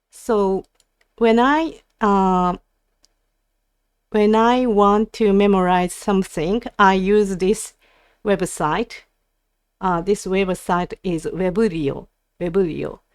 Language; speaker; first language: English; non-native, learner; Japanese